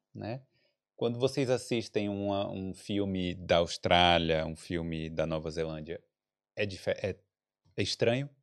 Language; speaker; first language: Portuguese; native; Portuguese